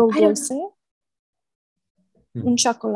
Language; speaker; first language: Spanish; non-native, learner; English